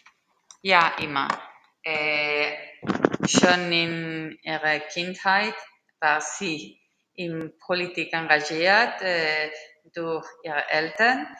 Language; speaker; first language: German; non-native, fluent; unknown